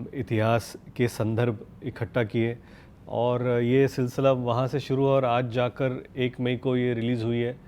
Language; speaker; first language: Hindi; non-native, local second language; Marathi